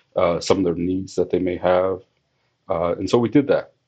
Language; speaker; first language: English; native; English